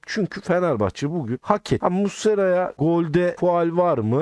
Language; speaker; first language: Turkish; native; Turkish